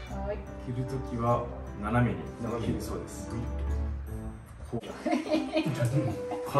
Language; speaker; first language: Japanese; native; Japanese